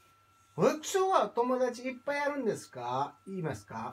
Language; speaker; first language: Japanese; non-native, learner; Nepali